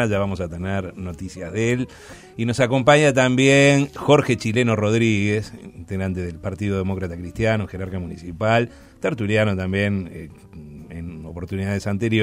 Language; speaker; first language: Spanish; native; Spanish